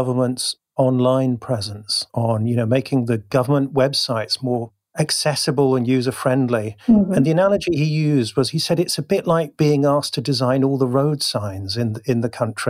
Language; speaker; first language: English; native; English